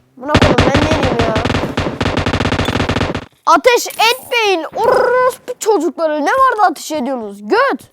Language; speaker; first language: Turkish; native; Turkish